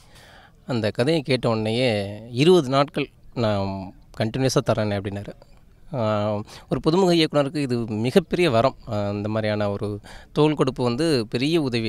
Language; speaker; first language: Tamil; native; Tamil